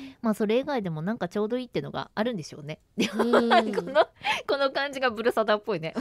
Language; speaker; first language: Japanese; native; Japanese